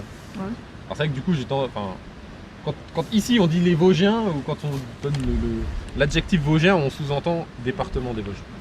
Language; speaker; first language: French; native; French